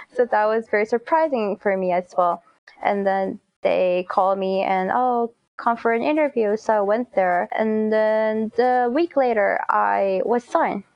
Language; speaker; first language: English; non-native, fluent; Korean